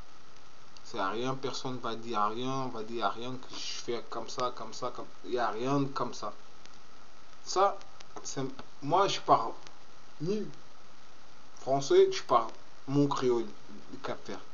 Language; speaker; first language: French; non-native, learner; Portuguese